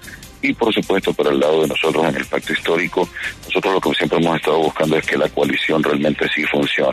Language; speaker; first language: Spanish; native; Spanish